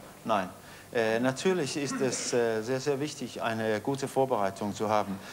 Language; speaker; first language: German; non-native, fluent; Danish